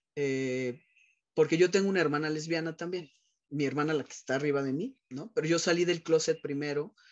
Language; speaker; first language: Spanish; native; Spanish